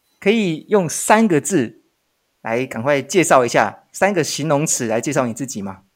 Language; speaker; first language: Chinese; native; Chinese